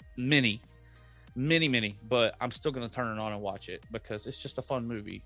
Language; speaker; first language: English; native; English